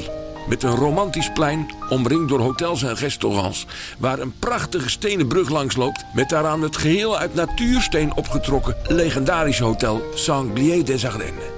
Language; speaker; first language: Dutch; native; Dutch